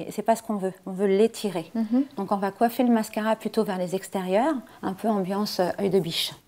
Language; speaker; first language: French; native; French